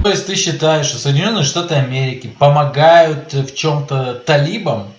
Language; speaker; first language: Russian; native; Russian